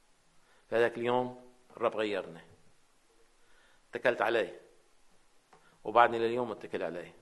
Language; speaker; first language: Arabic; native; Arabic